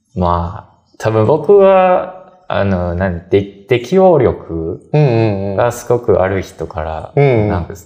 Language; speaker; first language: Japanese; non-native, fluent; Chinese